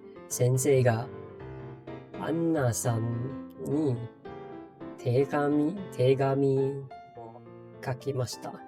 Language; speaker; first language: Japanese; non-native, learner; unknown